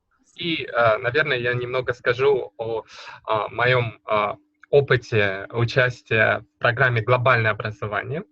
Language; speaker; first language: Russian; native; Russian